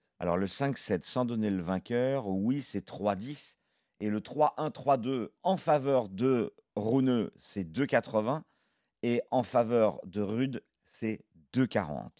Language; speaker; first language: French; native; French